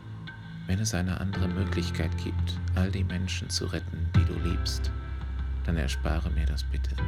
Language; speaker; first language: German; native; German